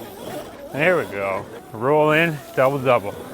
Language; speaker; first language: English; native; English